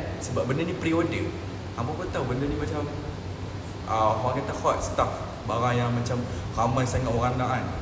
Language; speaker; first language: Malay; native; Malay